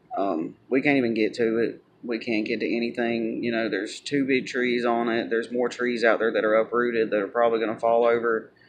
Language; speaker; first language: English; native; English